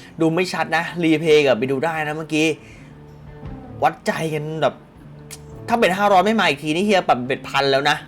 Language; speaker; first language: Thai; native; Thai